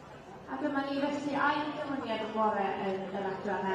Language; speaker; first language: Welsh; native; Welsh